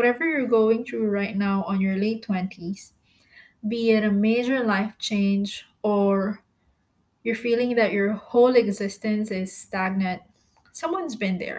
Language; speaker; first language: English; non-native, local second language; Filipino